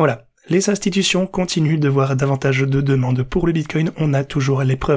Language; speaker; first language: French; native; French